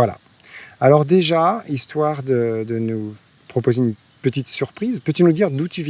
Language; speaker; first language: French; native; French